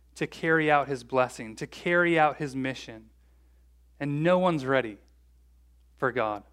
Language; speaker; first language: English; native; English